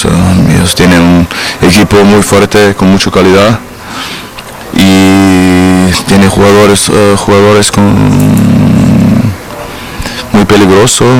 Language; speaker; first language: Spanish; non-native, learner; German